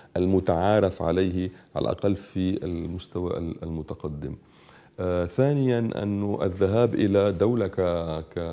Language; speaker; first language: Arabic; native; Arabic